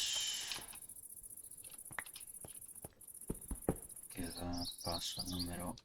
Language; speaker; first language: Spanish; early bilingual, heritage; Spanish